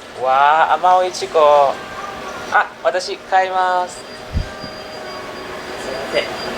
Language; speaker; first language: Japanese; non-native, learner; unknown